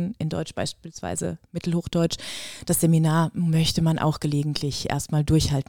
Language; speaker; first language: German; native; German